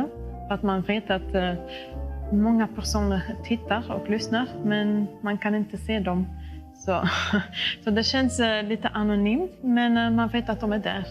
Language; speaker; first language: Swedish; non-native, fluent; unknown